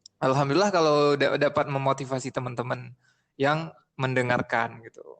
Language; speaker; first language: Indonesian; native; Indonesian